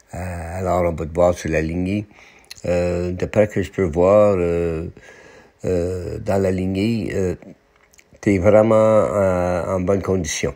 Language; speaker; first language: French; non-native, local second language; English